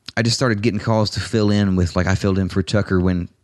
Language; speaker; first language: English; native; English